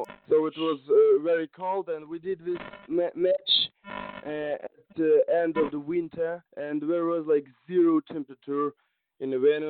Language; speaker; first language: English; non-native, learner; Russian